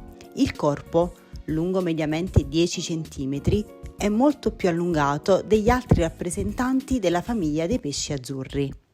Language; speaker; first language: Italian; native; Italian